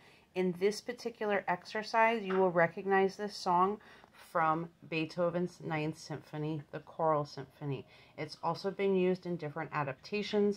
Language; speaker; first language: English; native; English